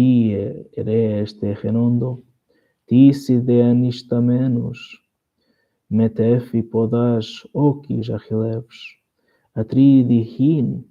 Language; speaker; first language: Greek; non-native, learner; Portuguese